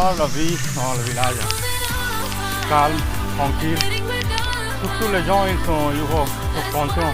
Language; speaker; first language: French; non-native, fluent; Hindi